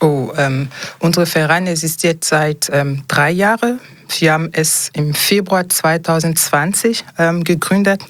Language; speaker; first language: German; non-native, fluent; French